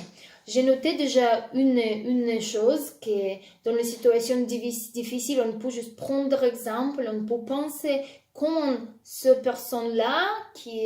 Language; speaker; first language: French; non-native, fluent; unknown